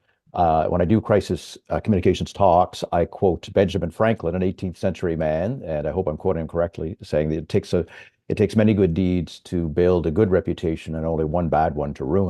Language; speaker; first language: English; native; English